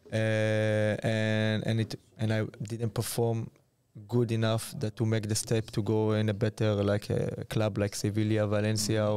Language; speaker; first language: English; non-native, fluent; Hebrew